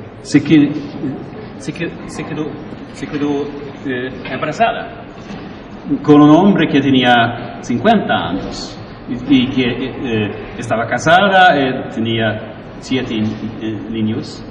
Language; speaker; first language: Spanish; non-native, learner; Swedish